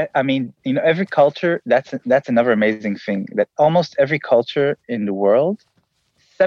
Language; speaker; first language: English; non-native, fluent; Hebrew